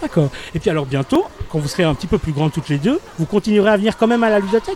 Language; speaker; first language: French; native; French